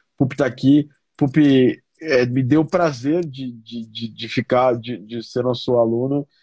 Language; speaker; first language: Portuguese; native; Portuguese